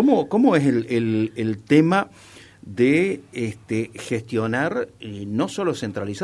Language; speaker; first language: Spanish; native; Spanish